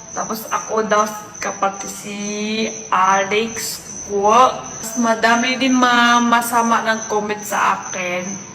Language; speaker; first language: Filipino; non-native, learner; Chinese